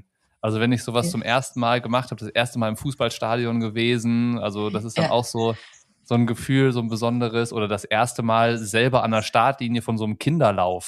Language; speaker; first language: German; native; German